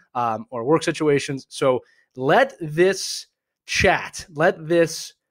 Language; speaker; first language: English; native; English